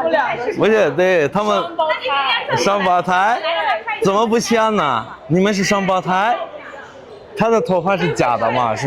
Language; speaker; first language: Chinese; non-native, fluent; Azerbaijani